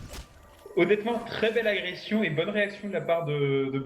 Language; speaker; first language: French; native; French